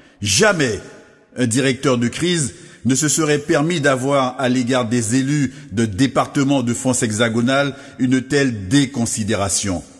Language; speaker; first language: French; native; French